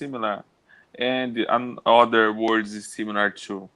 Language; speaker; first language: English; non-native, learner; Portuguese